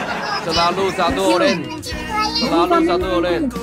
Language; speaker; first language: Indonesian; non-native, learner; Chinese